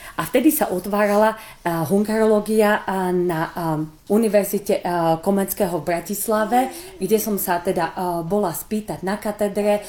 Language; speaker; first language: Slovak; native; Slovak